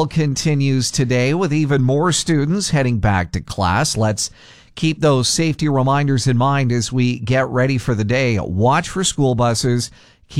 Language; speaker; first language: English; native; English